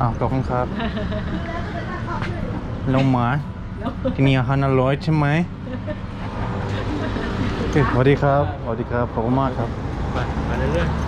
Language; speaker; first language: Thai; non-native, learner; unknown